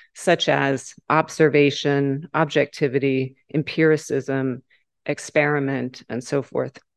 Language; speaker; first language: English; native; English